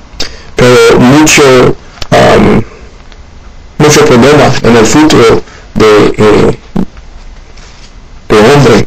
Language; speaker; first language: Spanish; non-native, learner; Haitian Creole